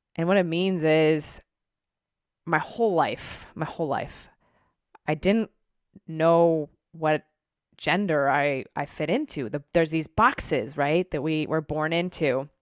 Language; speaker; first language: English; native; English